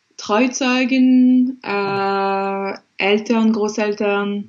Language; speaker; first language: German; non-native, fluent; French